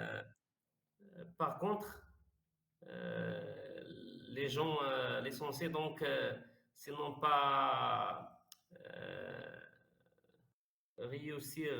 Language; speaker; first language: French; non-native, learner; Arabic